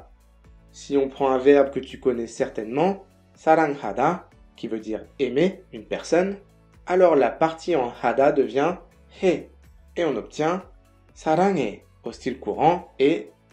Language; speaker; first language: French; native; French